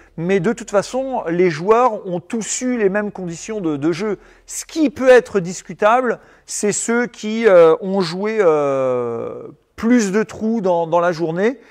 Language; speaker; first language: French; native; French